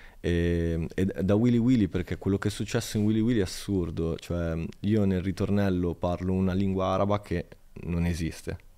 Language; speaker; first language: Italian; native; Italian